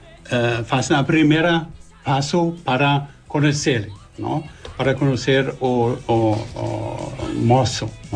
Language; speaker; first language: Spanish; non-native, fluent; German